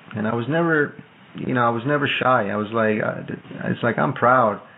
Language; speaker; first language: English; non-native, fluent; Italian